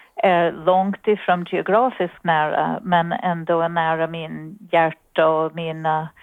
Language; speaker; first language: Swedish; non-native, fluent; English